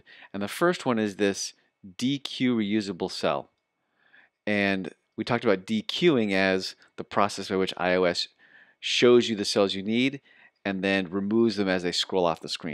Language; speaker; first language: English; native; English